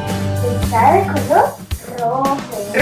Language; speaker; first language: Spanish; native; Spanish